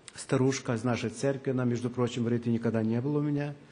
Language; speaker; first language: Russian; non-native, local second language; Ukrainian